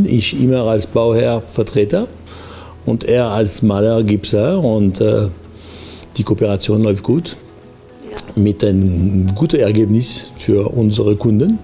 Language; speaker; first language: German; non-native, local second language; French